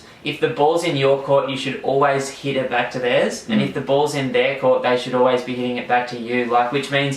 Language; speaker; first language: English; native; English